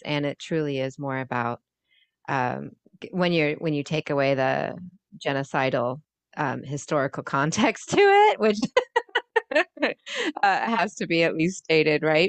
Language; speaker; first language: English; native; English